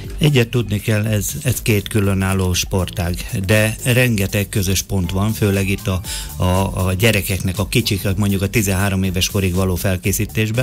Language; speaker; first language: Hungarian; native; Hungarian